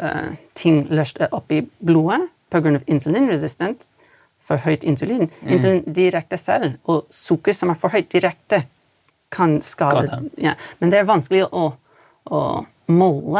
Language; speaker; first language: Norwegian; non-native, fluent; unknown